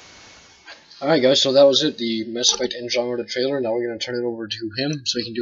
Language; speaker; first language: English; native; English